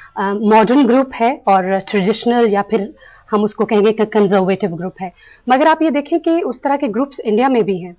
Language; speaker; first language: Urdu; native; Urdu